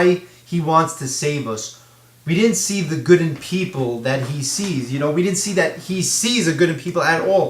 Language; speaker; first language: English; native; English